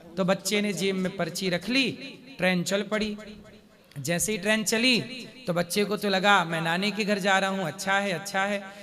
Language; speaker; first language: Hindi; native; Hindi